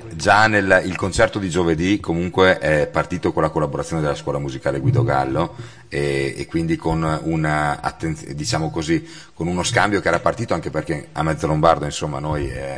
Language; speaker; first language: Italian; native; Italian